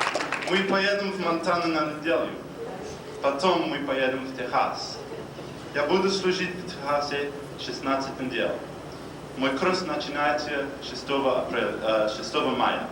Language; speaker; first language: Russian; non-native, learner; English